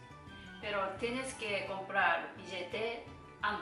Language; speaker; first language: Spanish; non-native, learner; Japanese